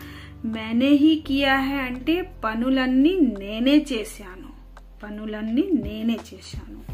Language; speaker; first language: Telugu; non-native, fluent; Hindi